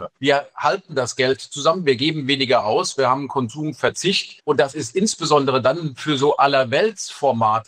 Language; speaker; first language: German; native; German